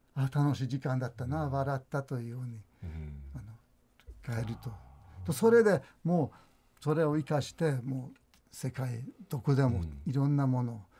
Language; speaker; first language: Japanese; non-native, fluent; Hungarian